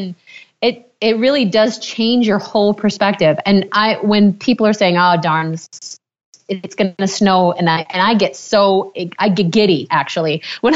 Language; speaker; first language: English; native; English